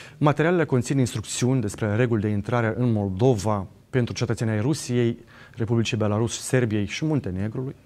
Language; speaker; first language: Romanian; native; Romanian